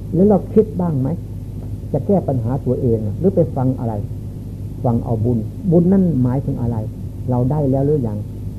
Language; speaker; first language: Thai; non-native, local second language; Lao